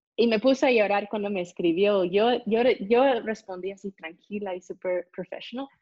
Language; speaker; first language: Spanish; non-native, fluent; English